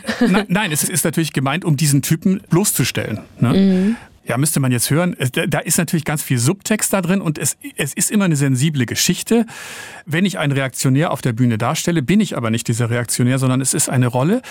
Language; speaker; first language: German; native; German